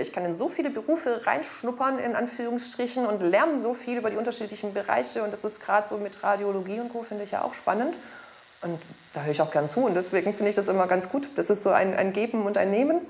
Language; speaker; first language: German; native; German